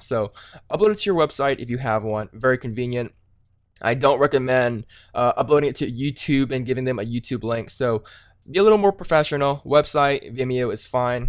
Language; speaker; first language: English; native; English